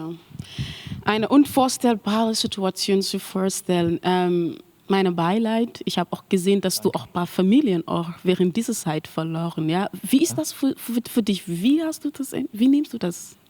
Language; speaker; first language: German; non-native, learner; Mandingo